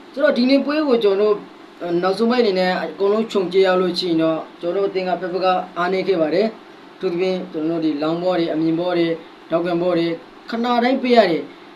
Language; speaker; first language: Burmese; native; Burmese